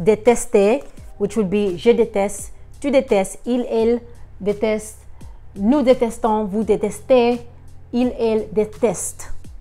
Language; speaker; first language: French; non-native, learner; English